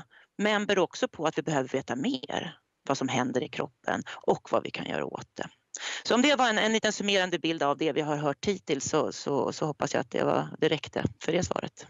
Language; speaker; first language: Swedish; native; Swedish